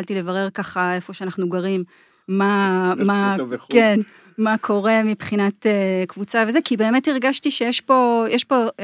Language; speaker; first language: Hebrew; native; Hebrew